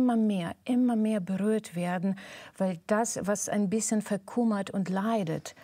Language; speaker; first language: German; non-native, fluent; Russian